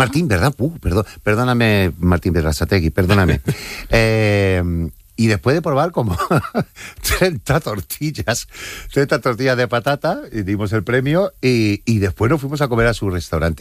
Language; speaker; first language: Spanish; native; Spanish